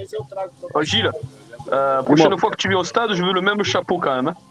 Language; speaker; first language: French; native; French